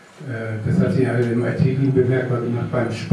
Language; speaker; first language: German; native; German